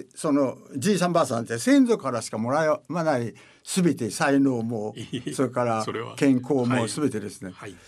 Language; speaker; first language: Japanese; native; Japanese